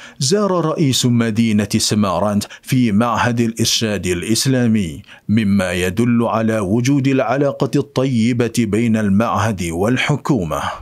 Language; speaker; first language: Arabic; non-native, fluent; Indonesian